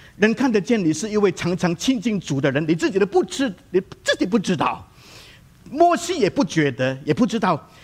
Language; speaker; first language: Chinese; non-native, local second language; Cantonese